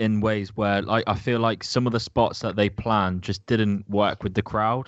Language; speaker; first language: English; native; English